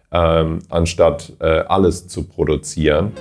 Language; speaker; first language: German; non-native, fluent; English